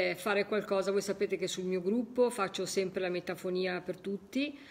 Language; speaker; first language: Italian; native; Italian